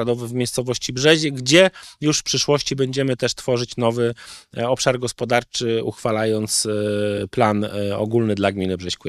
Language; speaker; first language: Polish; native; Polish